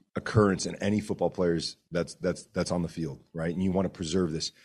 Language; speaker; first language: English; early bilingual, other home language; Spanish